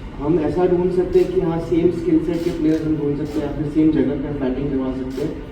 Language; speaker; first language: Hindi; non-native, local second language; Assamese